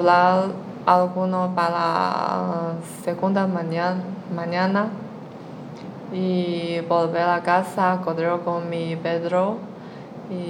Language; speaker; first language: Spanish; non-native, learner; Chinese